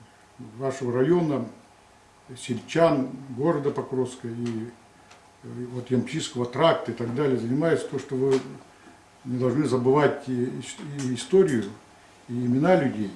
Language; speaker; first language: Russian; non-native, local second language; Yakut